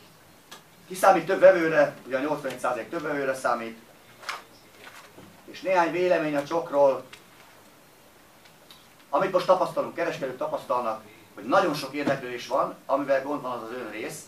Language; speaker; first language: Hungarian; native; Hungarian